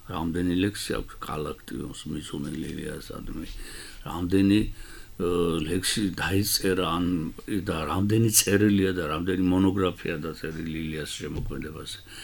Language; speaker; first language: Georgian; native; Georgian